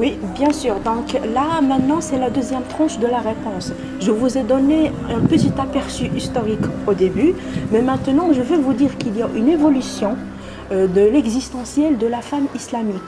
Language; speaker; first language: French; non-native, local second language; Arabic